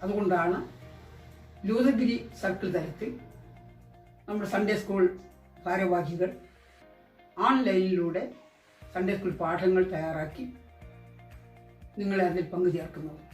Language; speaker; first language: Malayalam; native; Malayalam